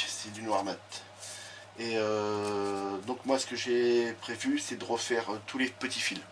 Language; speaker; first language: French; native; French